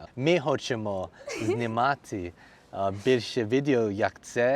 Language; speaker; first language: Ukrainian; non-native, learner; English